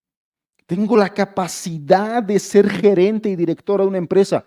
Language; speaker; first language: Spanish; native; Spanish